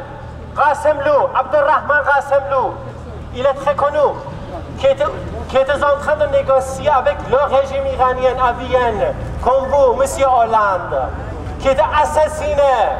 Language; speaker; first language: French; non-native, fluent; Kurdish